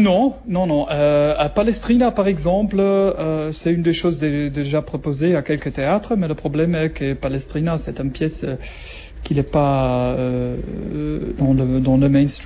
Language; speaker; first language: French; non-native, learner; German